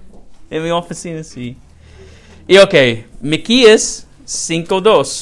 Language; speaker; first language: Spanish; non-native, learner; English